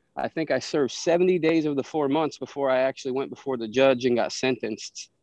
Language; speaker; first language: English; native; English